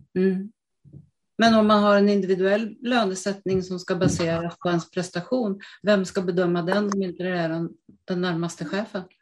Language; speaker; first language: Swedish; native; Swedish